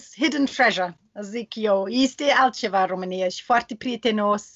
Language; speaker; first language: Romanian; non-native, learner; English